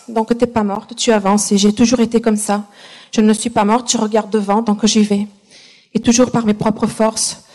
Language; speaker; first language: French; non-native, fluent; Portuguese